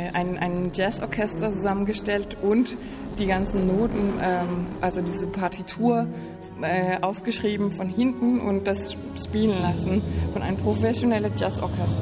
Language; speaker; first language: German; non-native, fluent; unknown